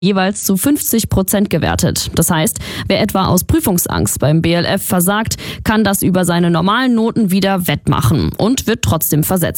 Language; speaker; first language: German; native; German